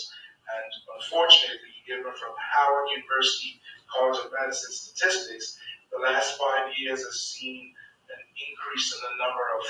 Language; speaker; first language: English; non-native, local second language; Yoruba